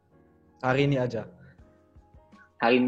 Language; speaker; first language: Indonesian; non-native, learner; Dutch